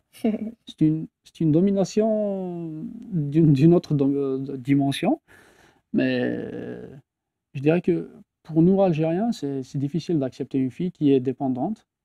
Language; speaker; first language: French; non-native, local second language; Kabyle